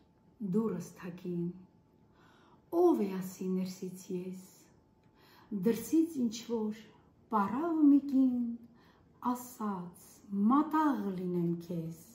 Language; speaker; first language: Russian; non-native, local second language; Armenian